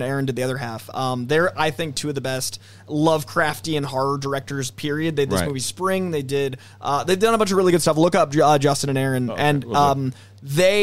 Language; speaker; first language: English; native; English